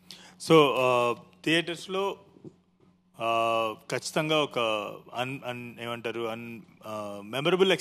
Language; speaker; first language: Telugu; native; Telugu